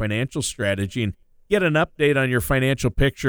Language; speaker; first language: English; native; English